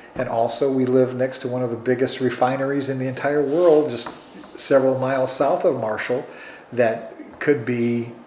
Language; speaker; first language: English; native; English